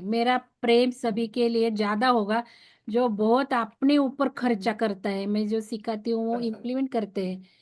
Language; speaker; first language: Hindi; non-native, local second language; Marathi